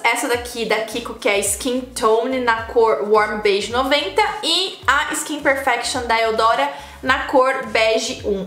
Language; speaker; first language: Portuguese; native; Portuguese